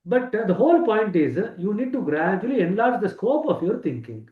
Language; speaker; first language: English; non-native, local second language; Kannada